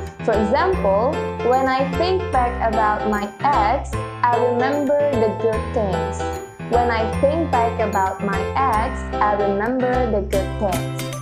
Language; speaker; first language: English; non-native, fluent; Indonesian